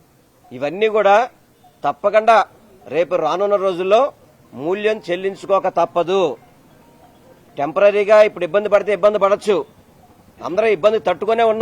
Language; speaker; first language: Telugu; native; Telugu